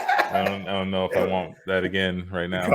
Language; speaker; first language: English; native; English